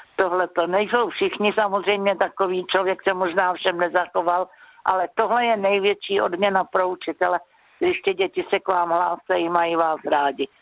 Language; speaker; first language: Czech; native; Czech